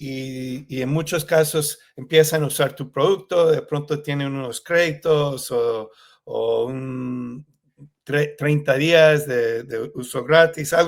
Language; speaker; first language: Spanish; early bilingual, heritage; Spanish